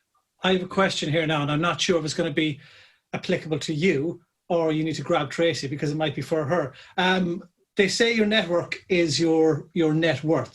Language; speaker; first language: English; native; English